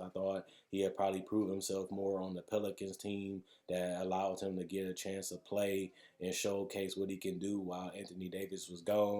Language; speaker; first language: English; native; English